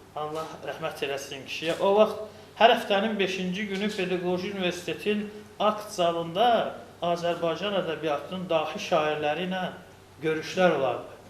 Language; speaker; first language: Azerbaijani; non-native, local second language; Lezghian